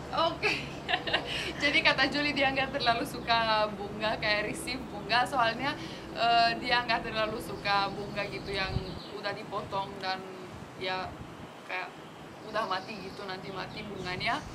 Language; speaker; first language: Indonesian; non-native, fluent; Russian